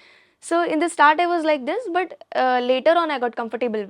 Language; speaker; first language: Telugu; non-native, learner; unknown